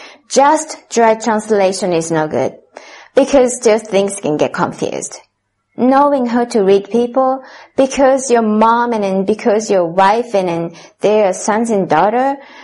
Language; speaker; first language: English; non-native, fluent; Japanese